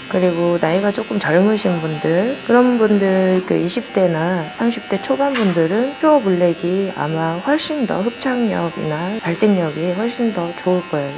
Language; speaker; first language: Korean; native; Korean